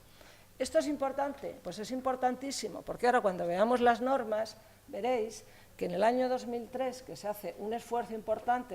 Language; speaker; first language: Spanish; native; Spanish